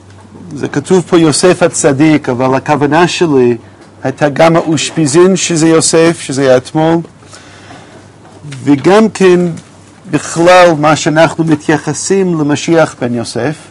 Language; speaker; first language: Hebrew; non-native, fluent; English